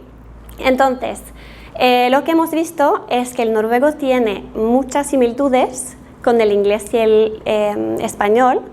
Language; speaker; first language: Spanish; non-native, fluent; Norwegian